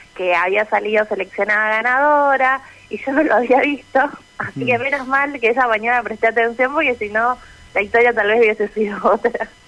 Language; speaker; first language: Spanish; native; Spanish